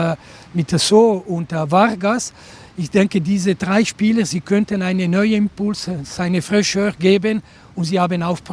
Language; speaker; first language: German; non-native, local second language; Italian